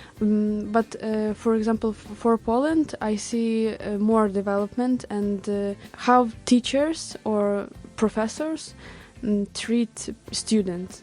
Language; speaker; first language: English; non-native, learner; Ukrainian